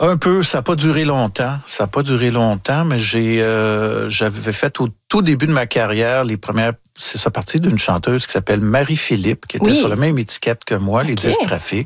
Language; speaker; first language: French; native; French